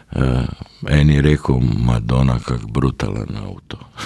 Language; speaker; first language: Slovenian; early bilingual, other home language; Serbian